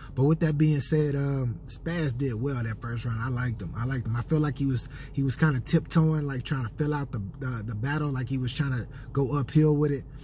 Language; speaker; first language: English; native; English